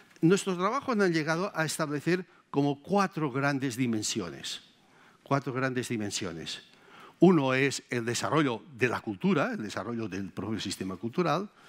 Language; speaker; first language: Spanish; native; Spanish